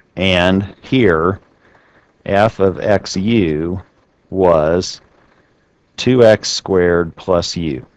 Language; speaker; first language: English; native; English